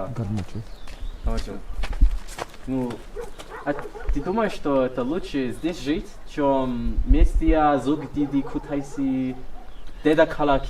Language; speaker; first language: Russian; non-native, learner; English